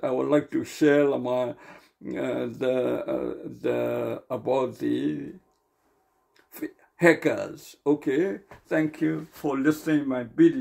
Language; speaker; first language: English; non-native, learner; Burmese